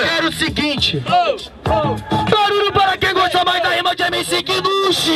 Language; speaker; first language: Portuguese; native; Portuguese